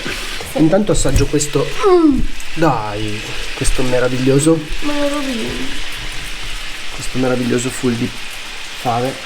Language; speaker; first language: Italian; native; Italian